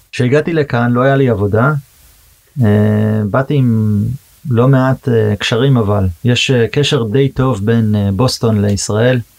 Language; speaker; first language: Hebrew; early bilingual, heritage; Hebrew